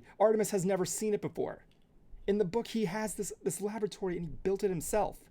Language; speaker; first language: English; native; English